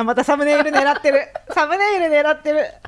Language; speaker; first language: Japanese; native; Japanese